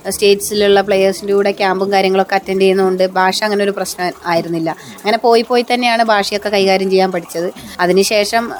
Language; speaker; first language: Malayalam; native; Malayalam